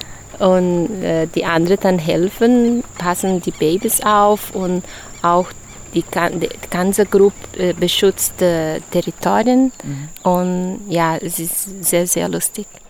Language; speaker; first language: German; non-native, learner; Portuguese